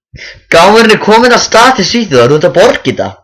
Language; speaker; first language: Icelandic; native; Icelandic